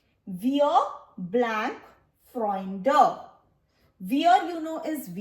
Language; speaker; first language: German; non-native, learner; Hindi